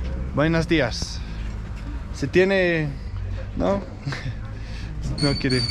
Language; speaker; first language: Spanish; non-native, learner; Danish